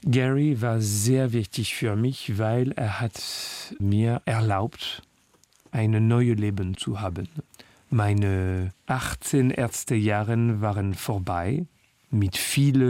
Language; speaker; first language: German; non-native, learner; French